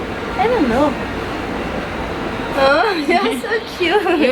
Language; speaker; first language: English; non-native, learner; French